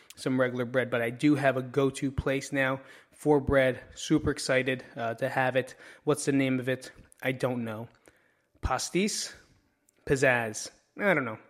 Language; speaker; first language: English; early bilingual, other home language; Filipino